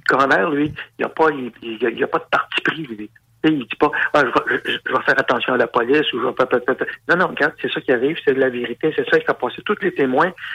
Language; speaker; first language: French; native; French